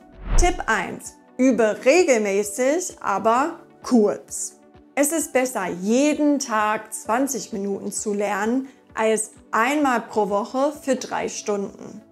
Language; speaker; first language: German; non-native, fluent; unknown